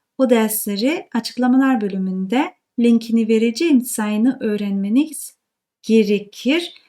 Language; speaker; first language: Turkish; native; Turkish